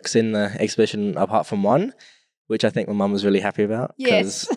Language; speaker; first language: English; native; English